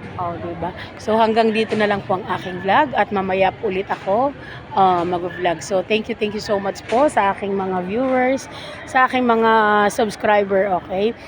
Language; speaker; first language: Filipino; native; Filipino